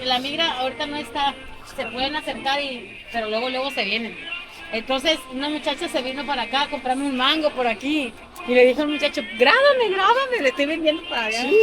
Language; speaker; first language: Spanish; native; Spanish